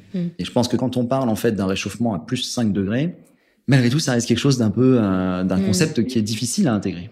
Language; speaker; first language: French; native; French